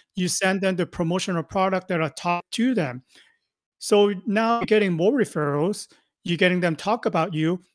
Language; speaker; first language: English; non-native, local second language; Cantonese